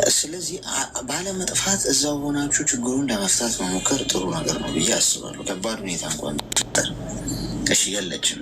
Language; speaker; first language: Amharic; native; Amharic